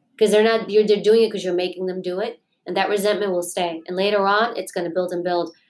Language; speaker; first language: English; native; English